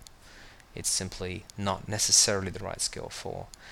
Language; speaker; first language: English; native; English